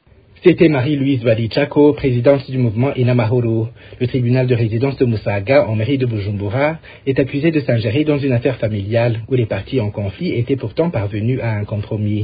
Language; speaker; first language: French; non-native, local second language; Rundi